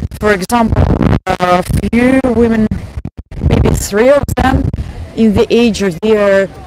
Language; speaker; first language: English; non-native, fluent; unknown